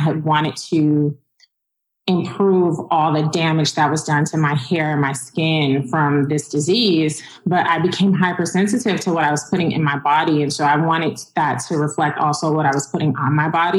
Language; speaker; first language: English; native; English